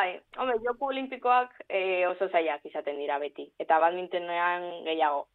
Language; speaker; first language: Basque; non-native, local second language; Spanish